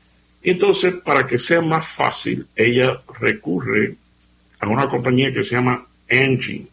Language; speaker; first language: Spanish; native; Spanish